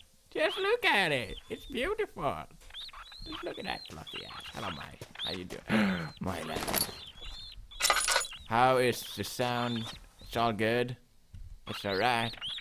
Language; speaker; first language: English; non-native, fluent; Swedish